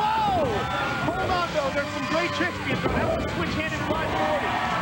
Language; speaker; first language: English; native; English